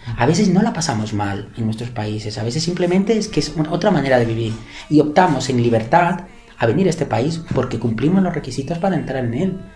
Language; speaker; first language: Spanish; native; Spanish